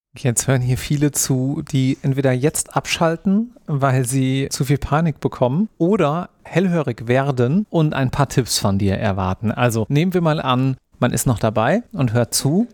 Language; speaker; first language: German; native; German